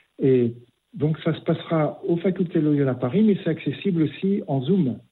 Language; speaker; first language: French; native; French